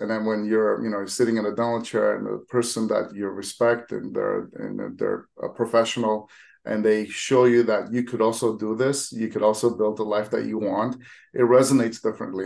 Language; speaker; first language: English; early bilingual, other home language; Armenian